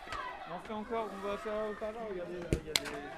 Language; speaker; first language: French; native; French